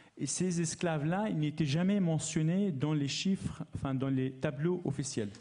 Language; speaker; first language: French; non-native, fluent; Arabic